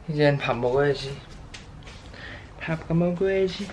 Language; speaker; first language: Korean; non-native, fluent; Thai